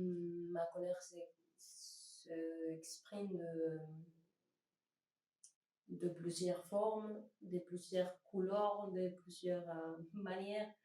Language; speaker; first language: French; non-native, learner; Spanish